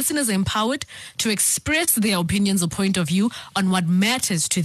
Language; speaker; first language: English; non-native, local second language; Zulu